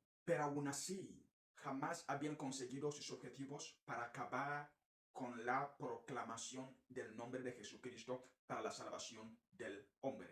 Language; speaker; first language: Spanish; non-native, fluent; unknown